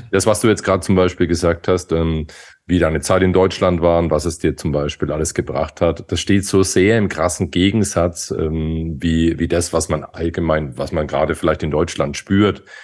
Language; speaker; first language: German; native; German